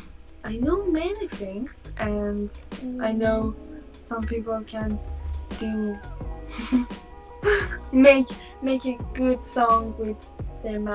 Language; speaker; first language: English; non-native, learner; Persian